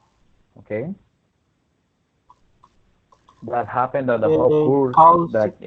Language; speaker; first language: English; non-native, learner; Spanish